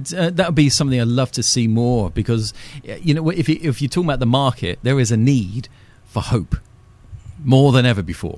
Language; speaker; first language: English; native; English